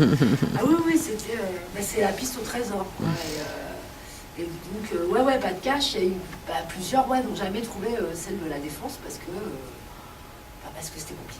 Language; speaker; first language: French; native; French